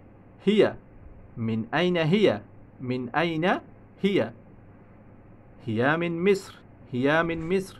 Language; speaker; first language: Arabic; non-native, fluent; Bangla